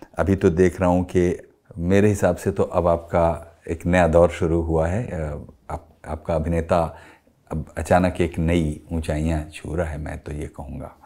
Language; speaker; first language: Hindi; native; Hindi